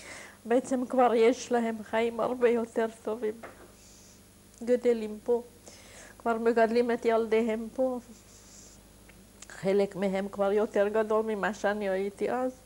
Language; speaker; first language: Hebrew; non-native, fluent; Hungarian